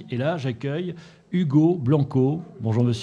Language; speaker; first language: French; native; French